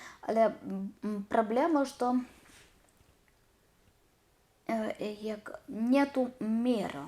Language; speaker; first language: Ukrainian; non-native, learner; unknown